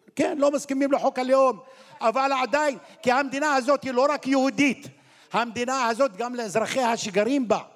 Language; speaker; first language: Hebrew; non-native, local second language; Arabic